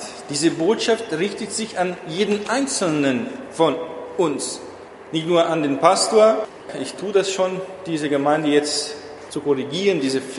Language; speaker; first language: German; non-native, fluent; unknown